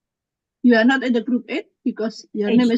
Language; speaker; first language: English; non-native, learner; Indonesian